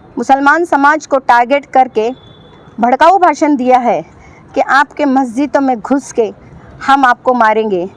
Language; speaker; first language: Hindi; native; Hindi